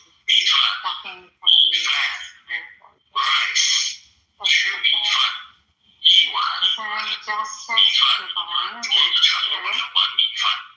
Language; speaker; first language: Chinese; non-native, learner; English